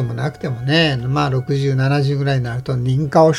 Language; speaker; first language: Japanese; native; Japanese